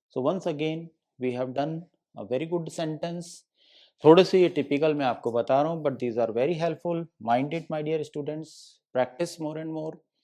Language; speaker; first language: Hindi; native; Hindi